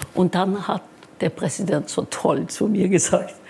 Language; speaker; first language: German; non-native, fluent; Norwegian